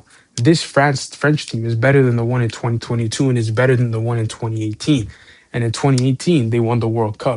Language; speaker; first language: English; native; English